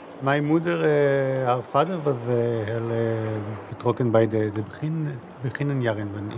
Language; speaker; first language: Dutch; non-native, learner; Hebrew